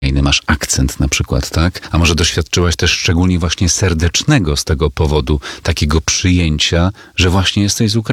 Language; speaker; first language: Polish; native; Polish